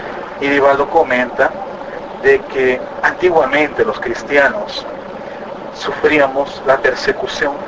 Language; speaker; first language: Spanish; native; Spanish